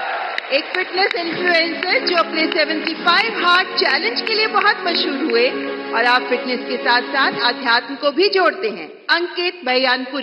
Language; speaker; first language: Hindi; native; Hindi